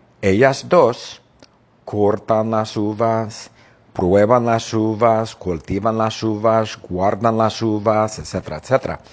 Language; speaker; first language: Spanish; non-native, fluent; English